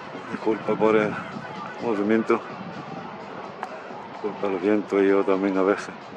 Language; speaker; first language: Spanish; early bilingual, heritage; Spanish